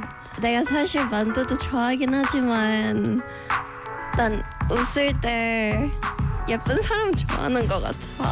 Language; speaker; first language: Korean; non-native, learner; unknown